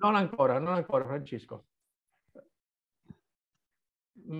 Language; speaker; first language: Italian; native; Italian